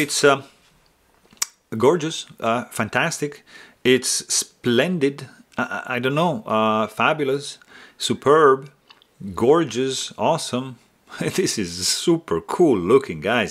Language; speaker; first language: English; non-native, fluent; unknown